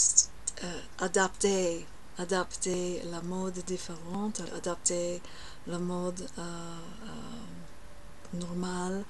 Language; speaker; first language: French; non-native, learner; English